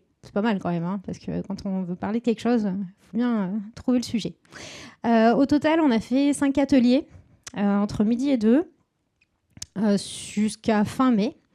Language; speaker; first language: French; native; French